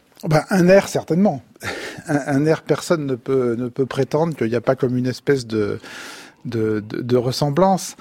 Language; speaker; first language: French; native; French